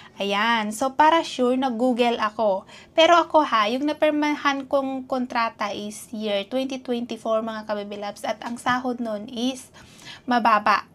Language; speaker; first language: Filipino; non-native, local second language; Cebuano